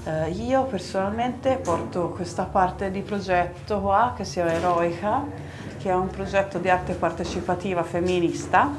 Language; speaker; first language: Italian; native; Italian